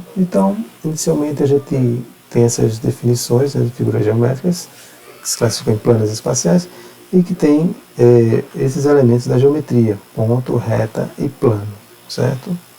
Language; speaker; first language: Portuguese; native; Portuguese